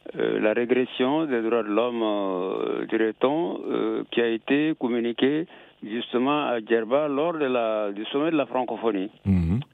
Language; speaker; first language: French; non-native, local second language; Bambara